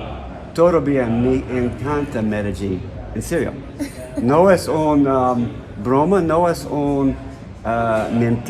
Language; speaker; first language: Spanish; non-native, learner; English